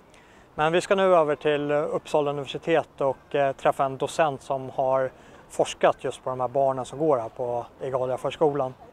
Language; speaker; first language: Swedish; native; Swedish